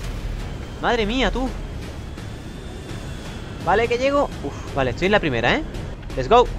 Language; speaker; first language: Spanish; native; Spanish